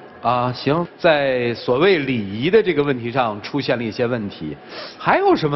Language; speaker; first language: Chinese; native; Chinese